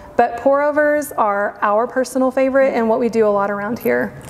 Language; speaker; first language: English; native; English